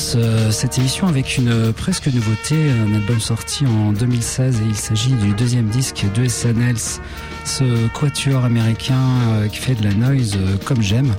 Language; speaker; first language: French; native; French